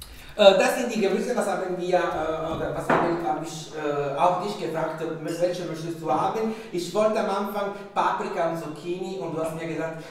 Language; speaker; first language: German; non-native, fluent; Italian